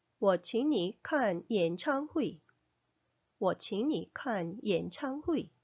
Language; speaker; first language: Chinese; non-native, fluent; Korean